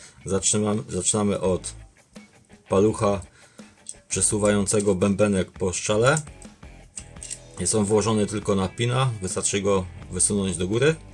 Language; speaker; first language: Polish; native; Polish